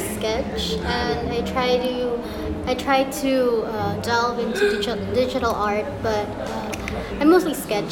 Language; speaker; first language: English; non-native, local second language; Filipino